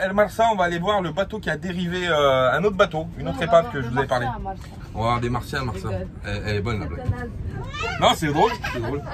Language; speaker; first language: French; native; French